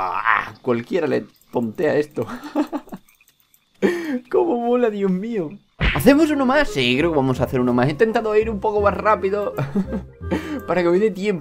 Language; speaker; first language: Spanish; native; Spanish